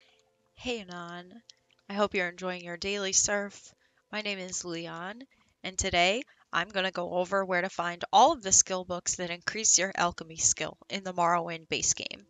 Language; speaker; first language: English; native; English